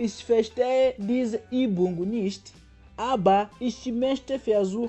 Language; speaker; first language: German; non-native, fluent; Kinyarwanda